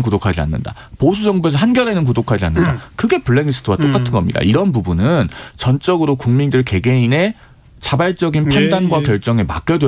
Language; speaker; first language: Korean; native; Korean